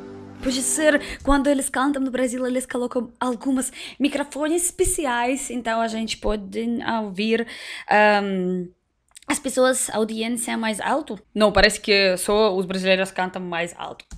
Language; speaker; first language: Portuguese; non-native, learner; Russian